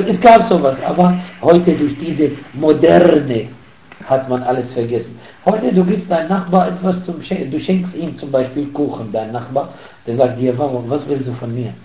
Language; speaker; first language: German; non-native, fluent; Arabic